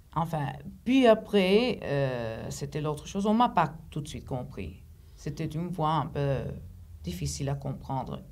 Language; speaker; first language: French; non-native, fluent; Greek